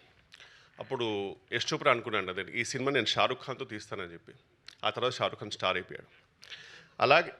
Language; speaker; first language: Telugu; native; Telugu